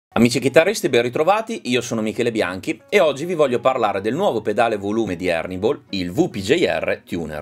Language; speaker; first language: Italian; native; Italian